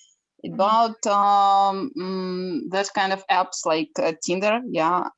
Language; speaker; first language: English; non-native, learner; Ukrainian